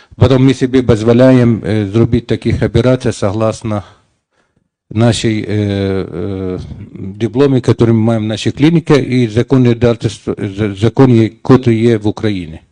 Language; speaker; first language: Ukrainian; non-native, learner; Arabic